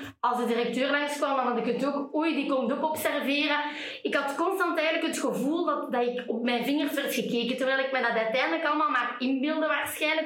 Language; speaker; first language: Dutch; native; Dutch